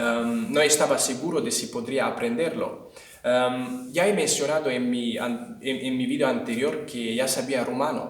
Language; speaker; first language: Spanish; non-native, fluent; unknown